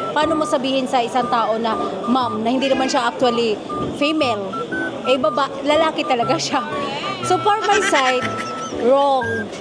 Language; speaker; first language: Filipino; non-native, local second language; Cebuano